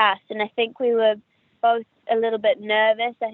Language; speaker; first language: English; native; English